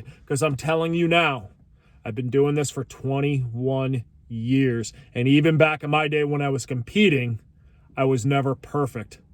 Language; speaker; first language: English; native; English